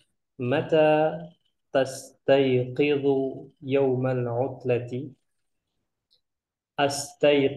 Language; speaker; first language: Arabic; non-native, fluent; Indonesian